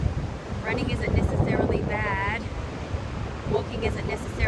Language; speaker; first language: English; native; English